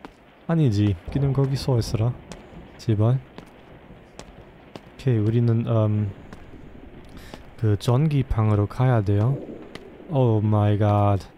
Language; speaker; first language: Korean; non-native, fluent; German